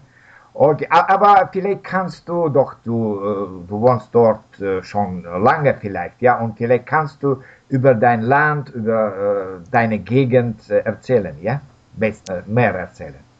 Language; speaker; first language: German; non-native, fluent; Russian